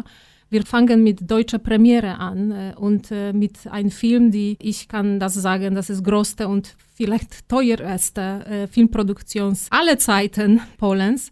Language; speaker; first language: German; non-native, fluent; Polish